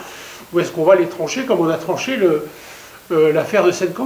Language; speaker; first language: French; native; French